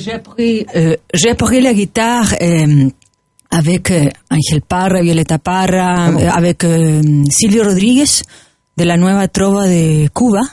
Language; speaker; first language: French; non-native, learner; Spanish